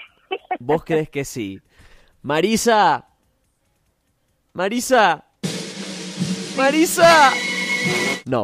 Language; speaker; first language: Spanish; native; Spanish